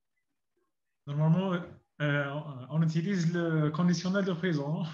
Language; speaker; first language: French; non-native, learner; Arabic